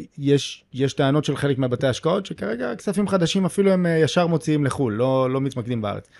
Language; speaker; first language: Hebrew; native; Hebrew